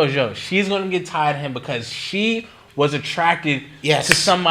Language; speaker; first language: English; native; English